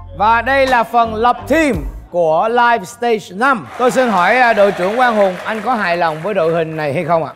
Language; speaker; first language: Vietnamese; native; Vietnamese